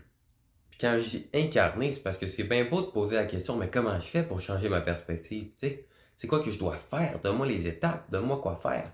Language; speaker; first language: French; native; French